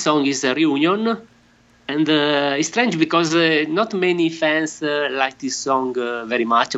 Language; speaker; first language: English; non-native, learner; Italian